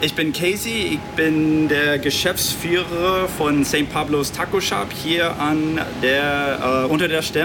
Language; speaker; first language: German; non-native, learner; English